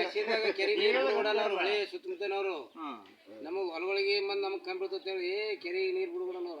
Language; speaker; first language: Kannada; native; Kannada